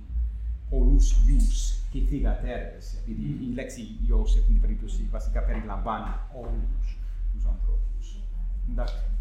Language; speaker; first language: Greek; non-native, fluent; English